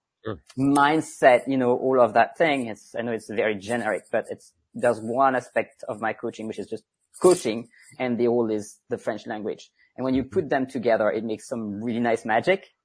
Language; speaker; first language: English; non-native, fluent; French